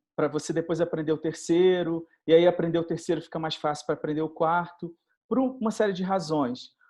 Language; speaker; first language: Portuguese; native; Portuguese